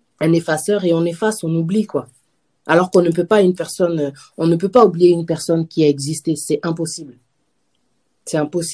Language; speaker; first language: French; native; French